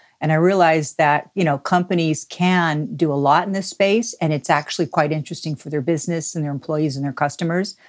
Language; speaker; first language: English; native; English